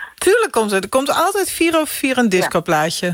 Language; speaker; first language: Dutch; native; Dutch